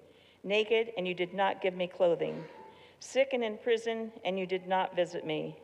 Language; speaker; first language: English; native; English